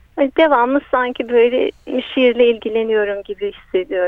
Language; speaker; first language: Turkish; early bilingual, heritage; Turkish